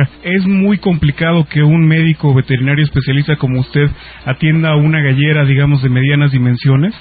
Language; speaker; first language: Spanish; native; Spanish